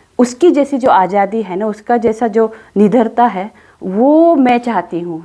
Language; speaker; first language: Hindi; non-native, local second language; Adi